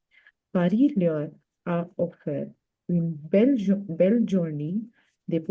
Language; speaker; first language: French; non-native, learner; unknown